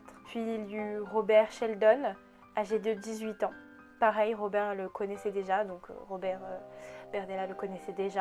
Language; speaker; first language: French; native; French